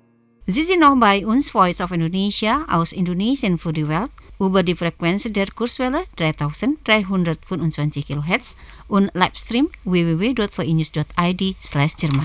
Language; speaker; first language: German; non-native, fluent; Indonesian